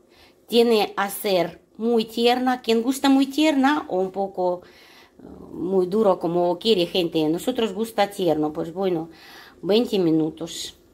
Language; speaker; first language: Spanish; non-native, learner; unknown